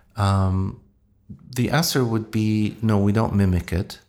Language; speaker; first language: English; non-native, fluent; Arabic